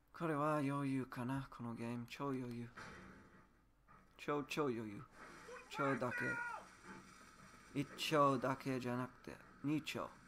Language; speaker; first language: Japanese; non-native, learner; English